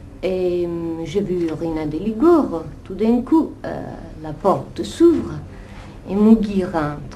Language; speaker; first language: French; non-native, fluent; Italian